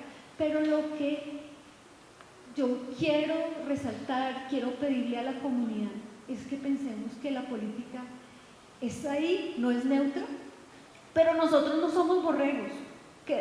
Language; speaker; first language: Spanish; native; Spanish